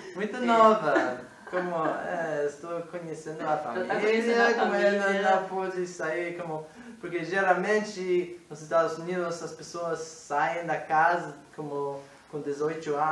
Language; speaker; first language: Portuguese; non-native, fluent; English